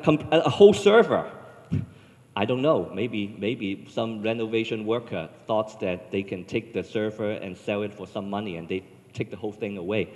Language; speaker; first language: English; non-native, local second language; Cantonese